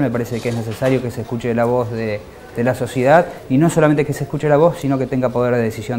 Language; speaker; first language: Spanish; native; Spanish